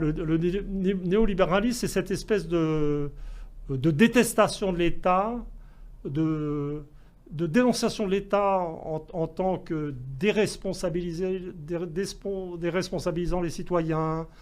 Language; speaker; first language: French; native; French